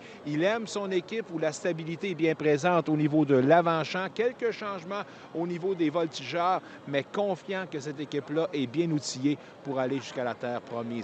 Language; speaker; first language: French; native; French